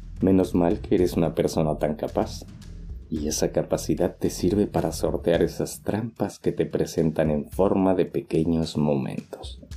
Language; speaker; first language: Spanish; native; Spanish